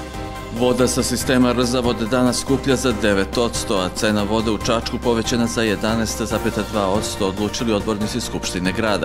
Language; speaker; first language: Serbian; native; Serbian